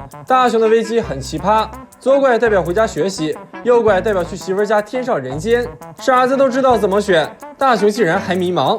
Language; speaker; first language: Chinese; native; Chinese